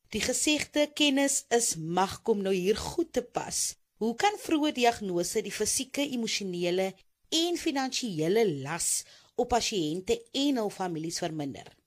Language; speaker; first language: Afrikaans; native; Afrikaans